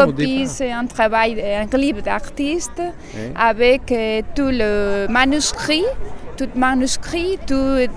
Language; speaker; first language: French; non-native, learner; Spanish